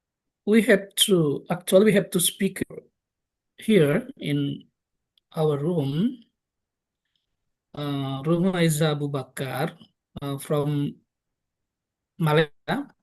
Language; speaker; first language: English; non-native, local second language; Indonesian